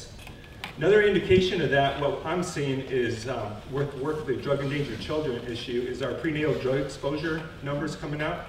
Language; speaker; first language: English; native; English